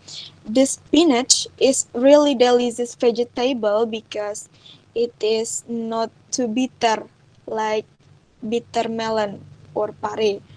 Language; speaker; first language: English; non-native, learner; Indonesian